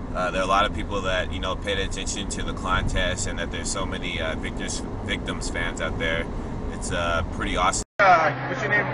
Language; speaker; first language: English; native; English